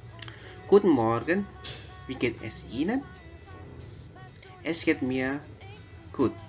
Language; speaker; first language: German; non-native, fluent; Indonesian